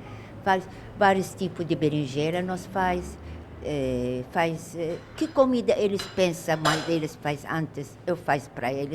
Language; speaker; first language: Portuguese; non-native, learner; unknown